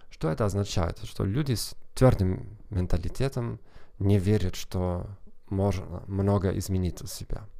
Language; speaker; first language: Russian; non-native, fluent; German